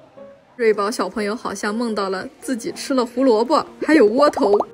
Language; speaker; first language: Chinese; native; Chinese